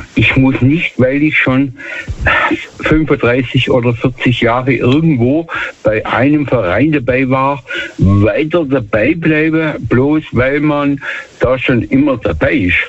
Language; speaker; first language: German; native; German